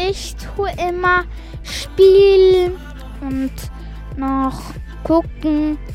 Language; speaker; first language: German; non-native, local second language; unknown